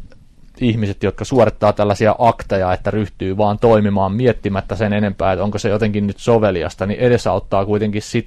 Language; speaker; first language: Finnish; native; Finnish